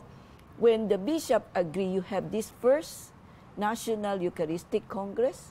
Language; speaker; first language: English; non-native, local second language; Filipino